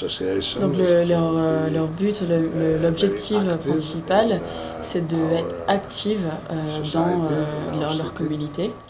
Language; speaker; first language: French; non-native, fluent; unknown